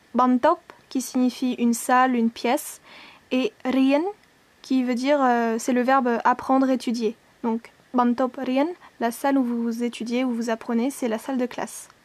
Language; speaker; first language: French; native; French